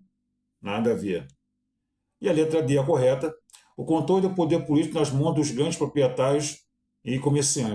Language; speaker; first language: Portuguese; native; Portuguese